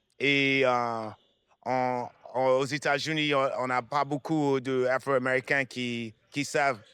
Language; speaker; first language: French; non-native, fluent; English